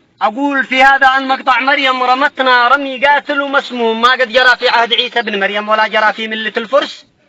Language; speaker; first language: Arabic; native; Arabic